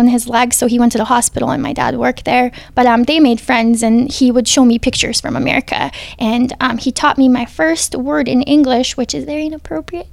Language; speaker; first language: English; early bilingual, other home language; Bosnian